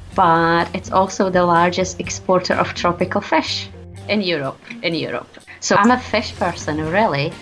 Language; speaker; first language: English; non-native, fluent; Czech